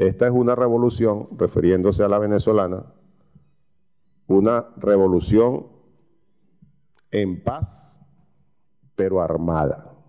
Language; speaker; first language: Spanish; native; Spanish